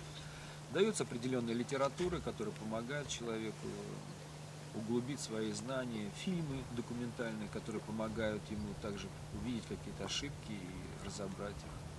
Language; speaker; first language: Russian; native; Russian